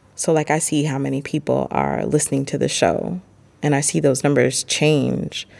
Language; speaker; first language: English; native; English